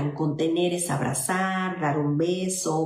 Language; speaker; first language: Spanish; native; Spanish